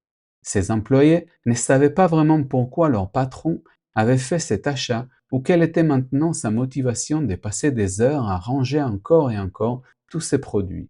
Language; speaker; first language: French; non-native, fluent; Spanish